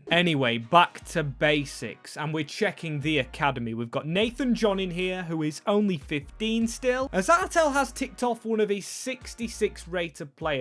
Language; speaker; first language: English; native; English